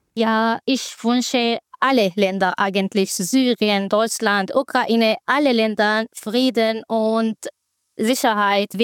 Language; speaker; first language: German; non-native, fluent; Arabic